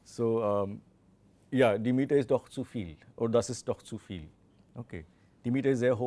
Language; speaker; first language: German; non-native, fluent; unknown